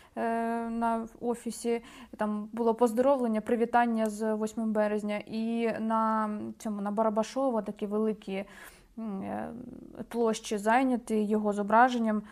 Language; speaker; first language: Ukrainian; native; Ukrainian